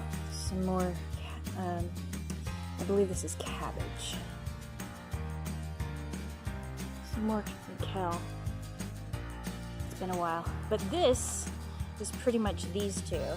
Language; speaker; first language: English; native; English